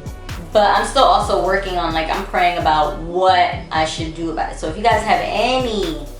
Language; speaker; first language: English; native; English